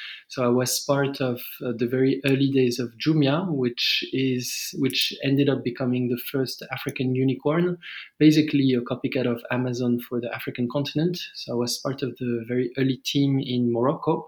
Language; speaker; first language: English; non-native, fluent; French